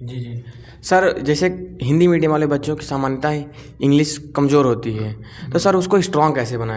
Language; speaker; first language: Hindi; native; Hindi